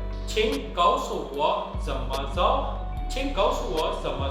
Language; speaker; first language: Chinese; non-native, learner; Urdu